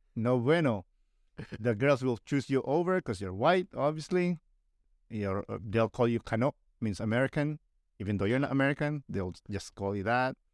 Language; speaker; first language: English; non-native, local second language; Filipino